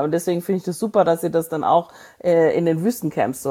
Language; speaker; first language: German; native; German